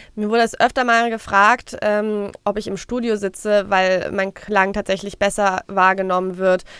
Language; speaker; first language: German; native; German